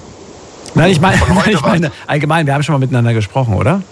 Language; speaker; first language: German; native; German